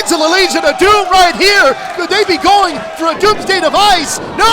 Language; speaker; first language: English; native; English